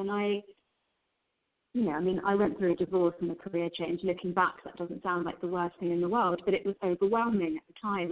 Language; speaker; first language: English; native; English